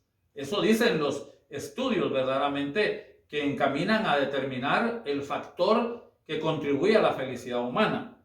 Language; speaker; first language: Spanish; native; Spanish